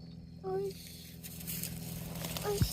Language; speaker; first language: Russian; early bilingual, heritage; Russian